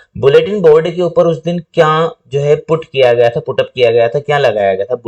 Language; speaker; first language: Hindi; native; Hindi